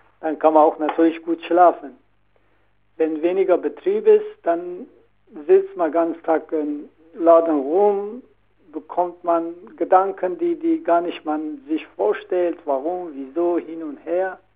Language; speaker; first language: German; non-native, learner; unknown